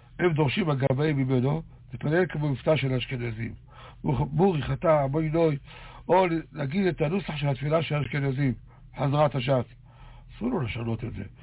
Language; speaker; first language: Hebrew; native; Hebrew